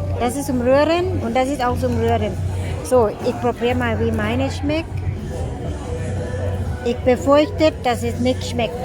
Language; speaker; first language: German; non-native, learner; Thai